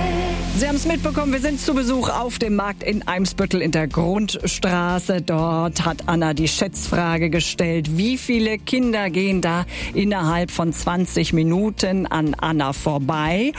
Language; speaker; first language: German; native; German